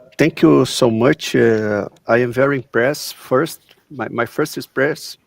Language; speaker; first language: English; non-native, learner; Portuguese